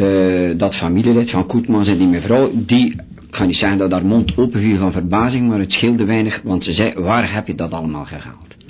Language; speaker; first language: Dutch; native; Dutch